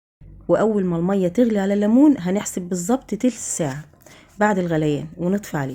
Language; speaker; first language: Arabic; native; Arabic